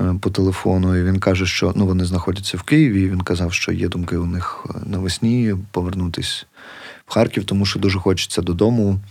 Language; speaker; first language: Ukrainian; native; Ukrainian